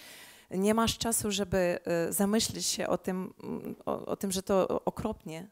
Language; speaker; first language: Polish; early bilingual, heritage; Polish